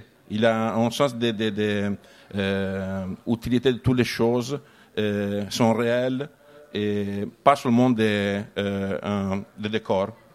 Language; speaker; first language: French; non-native, learner; Italian